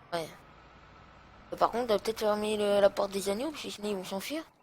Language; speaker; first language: French; native; French